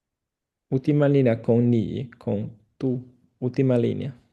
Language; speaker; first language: Spanish; non-native, fluent; Chinese